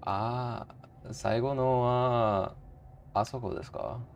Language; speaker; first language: Japanese; non-native, learner; English